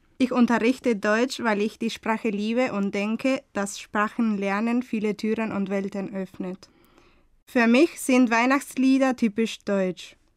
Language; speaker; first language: German; non-native, fluent; Spanish